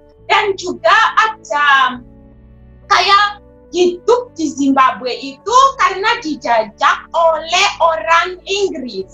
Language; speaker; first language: Indonesian; non-native, fluent; Shona